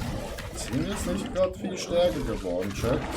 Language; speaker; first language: German; native; German